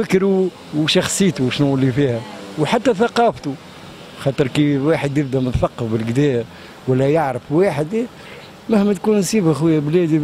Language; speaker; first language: Arabic; native; Arabic